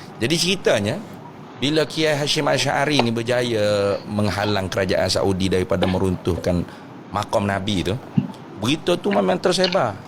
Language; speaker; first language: Malay; native; Malay